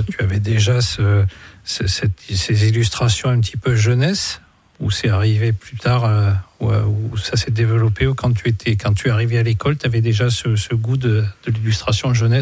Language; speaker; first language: French; native; French